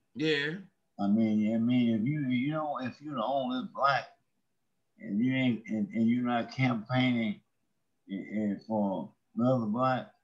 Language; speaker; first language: English; native; English